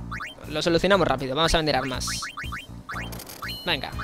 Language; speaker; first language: Spanish; native; Spanish